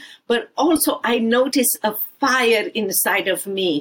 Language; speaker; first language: English; non-native, fluent; Romanian